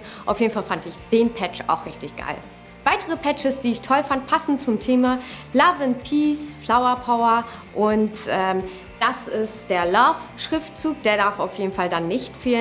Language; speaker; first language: German; native; German